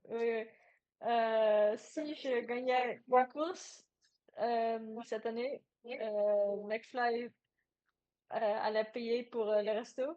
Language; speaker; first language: French; non-native, learner; Dutch